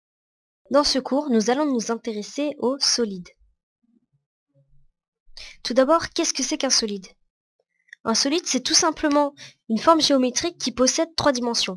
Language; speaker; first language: French; native; French